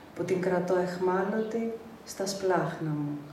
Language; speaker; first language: Greek; native; Greek